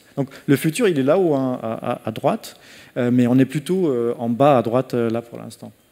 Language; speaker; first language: French; non-native, fluent; Danish